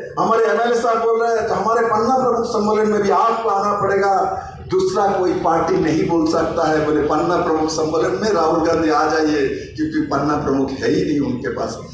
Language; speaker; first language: Hindi; non-native, local second language; Bangla